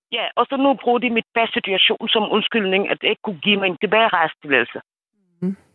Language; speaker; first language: Danish; non-native, fluent; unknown